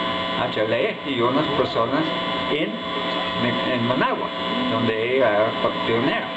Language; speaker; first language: Spanish; non-native, fluent; English